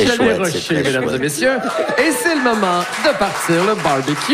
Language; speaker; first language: French; native; French